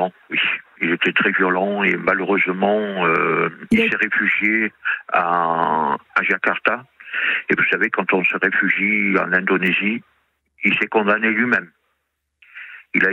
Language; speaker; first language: French; native; French